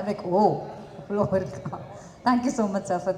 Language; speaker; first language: Tamil; non-native, fluent; Malayalam